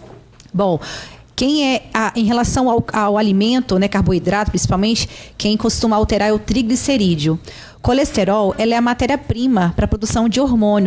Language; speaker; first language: Portuguese; native; Portuguese